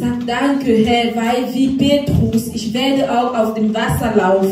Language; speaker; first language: German; non-native, learner; French